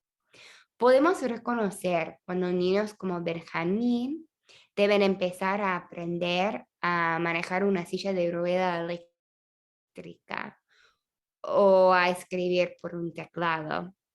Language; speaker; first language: Spanish; non-native, fluent; English